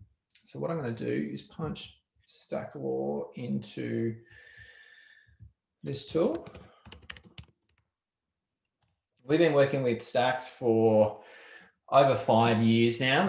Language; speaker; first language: English; native; English